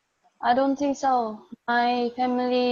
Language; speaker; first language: English; non-native, learner; Vietnamese